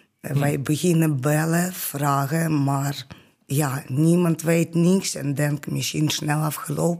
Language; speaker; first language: Dutch; non-native, learner; Ukrainian